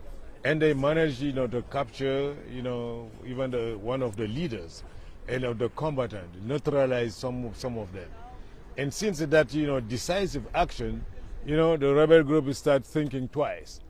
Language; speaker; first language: English; non-native, fluent; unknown